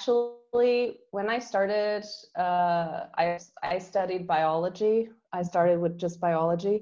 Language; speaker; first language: English; non-native, fluent; Portuguese